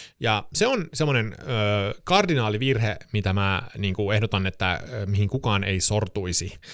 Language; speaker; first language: Finnish; early bilingual, heritage; Finnish